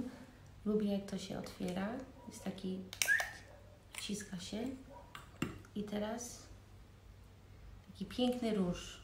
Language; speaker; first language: Polish; early bilingual, heritage; Polish